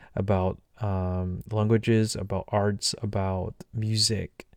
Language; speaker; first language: English; non-native, fluent; Chinese